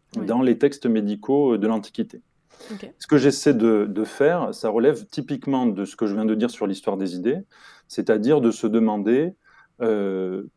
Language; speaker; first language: French; native; French